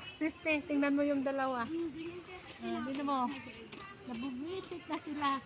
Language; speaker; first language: Filipino; non-native, local second language; Cebuano